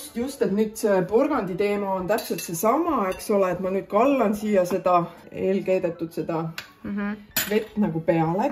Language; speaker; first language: Estonian; native; Estonian